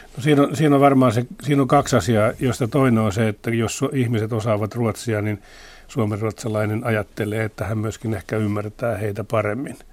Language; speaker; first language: Finnish; native; Finnish